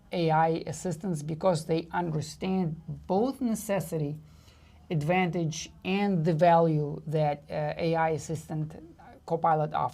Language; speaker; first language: English; non-native, fluent; Russian